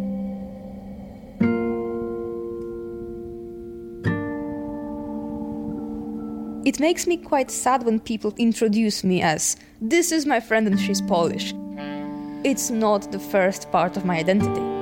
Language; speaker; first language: English; non-native, fluent; Polish